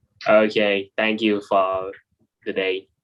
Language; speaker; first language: English; non-native, learner; Thai